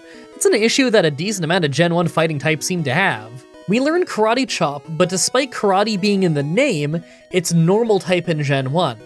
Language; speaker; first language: English; native; English